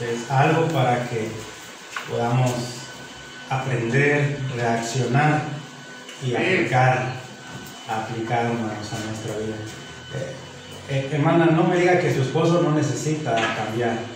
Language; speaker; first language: Spanish; native; Spanish